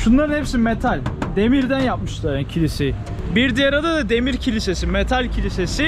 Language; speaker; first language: Turkish; native; Turkish